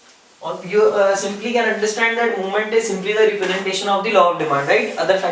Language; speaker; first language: English; non-native, local second language; Hindi